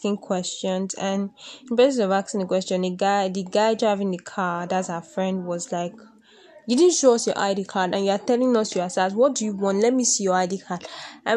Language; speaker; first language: English; non-native, local second language; Yoruba